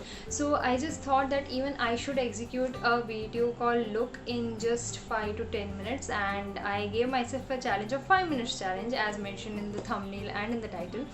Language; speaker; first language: English; non-native, local second language; Hindi